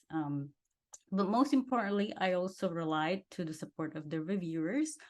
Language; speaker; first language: English; non-native, fluent; Indonesian